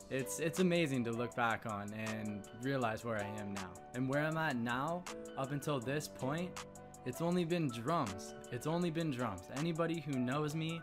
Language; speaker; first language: English; native; English